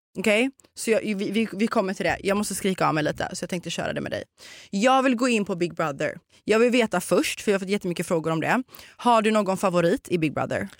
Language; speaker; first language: Swedish; early bilingual, other home language; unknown